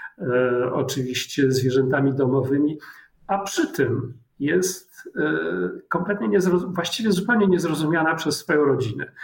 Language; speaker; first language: Polish; native; Polish